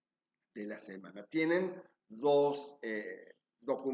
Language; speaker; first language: Spanish; native; Spanish